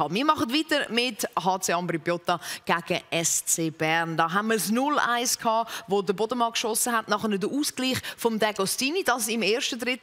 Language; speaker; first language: German; native; German